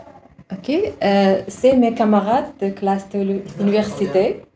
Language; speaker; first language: French; non-native, learner; Uzbek